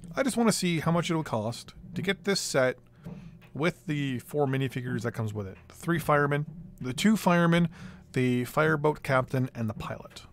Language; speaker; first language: English; native; English